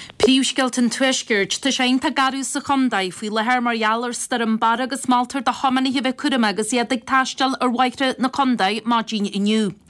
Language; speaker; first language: Irish; native; Irish